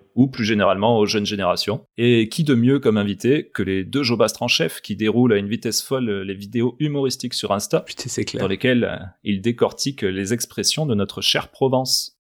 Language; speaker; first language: French; native; French